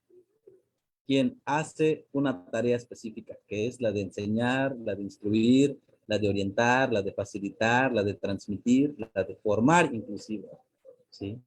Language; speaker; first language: Spanish; non-native, local second language; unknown